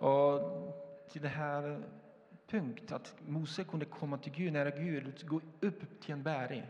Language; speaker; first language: Swedish; non-native, fluent; Portuguese